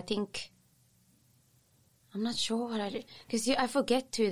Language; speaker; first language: English; non-native, fluent; Finnish